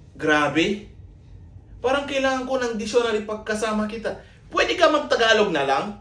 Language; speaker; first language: Filipino; native; Filipino